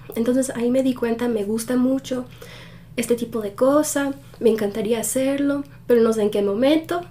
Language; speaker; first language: Spanish; early bilingual, heritage; Spanish